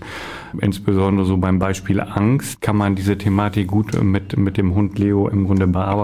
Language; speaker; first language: German; native; German